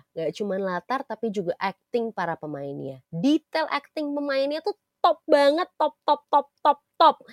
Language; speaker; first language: Indonesian; native; Indonesian